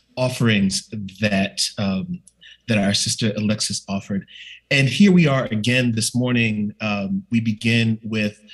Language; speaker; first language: English; native; English